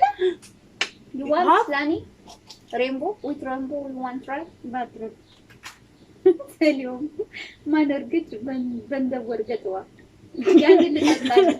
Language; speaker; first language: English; non-native, learner; Amharic